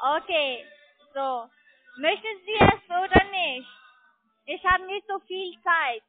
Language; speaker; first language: German; non-native, learner; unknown